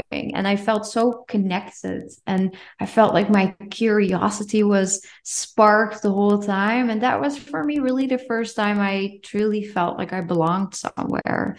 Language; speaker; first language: English; non-native, fluent; Dutch